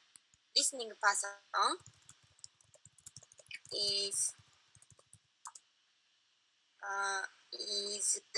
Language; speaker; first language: English; non-native, learner; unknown